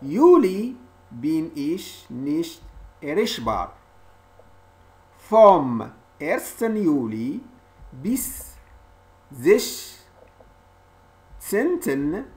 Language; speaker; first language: German; non-native, learner; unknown